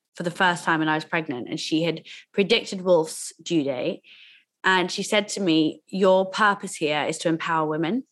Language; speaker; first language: English; native; English